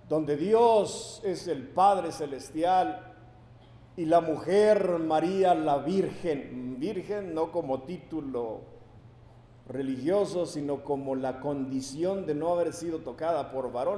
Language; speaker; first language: Spanish; native; Spanish